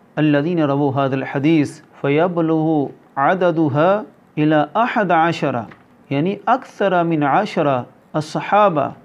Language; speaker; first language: Arabic; non-native, fluent; Urdu